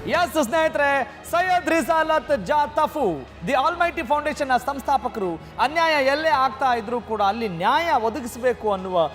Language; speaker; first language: Kannada; native; Kannada